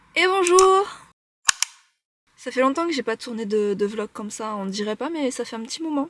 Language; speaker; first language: French; native; French